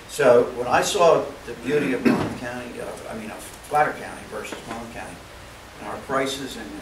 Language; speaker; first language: English; native; English